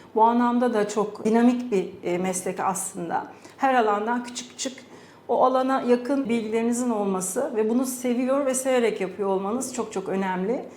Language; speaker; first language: Turkish; early bilingual, heritage; Turkish